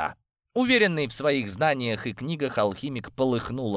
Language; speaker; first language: Russian; native; Russian